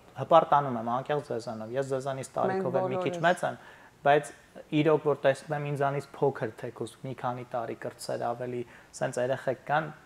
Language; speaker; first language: Armenian; native; Armenian